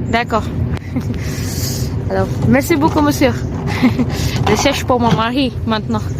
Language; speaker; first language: French; non-native, learner; Tamil